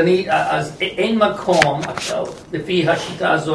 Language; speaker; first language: Hebrew; non-native, fluent; English